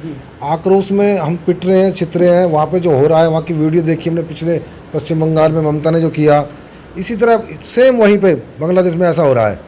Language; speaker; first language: Hindi; native; Hindi